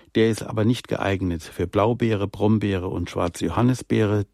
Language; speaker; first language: German; native; German